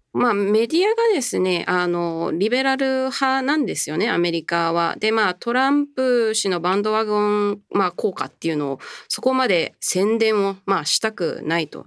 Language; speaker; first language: Japanese; early bilingual, heritage; Japanese